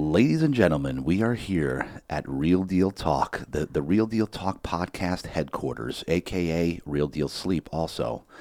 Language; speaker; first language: English; native; English